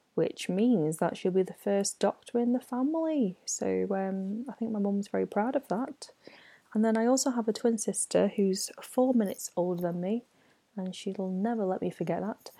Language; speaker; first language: English; non-native, local second language; Cantonese